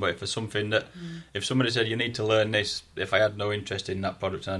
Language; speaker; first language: English; native; English